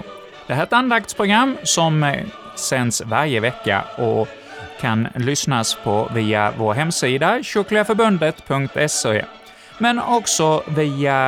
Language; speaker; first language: Swedish; native; Swedish